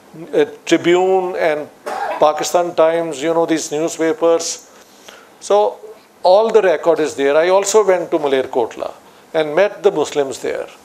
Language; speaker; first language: English; non-native, local second language; Punjabi